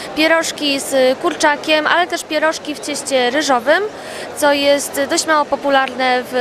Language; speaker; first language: Polish; non-native, fluent; Chinese